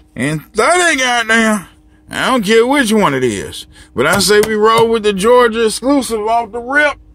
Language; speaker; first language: English; native; English